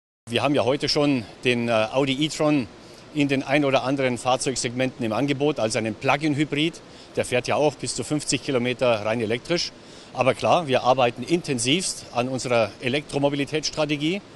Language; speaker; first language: German; native; German